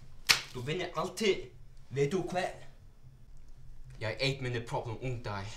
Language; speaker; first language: Norwegian; non-native, learner; Icelandic